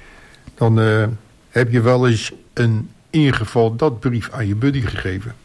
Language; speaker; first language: Dutch; native; Dutch